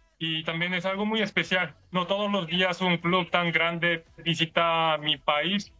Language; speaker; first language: Spanish; non-native, learner; Korean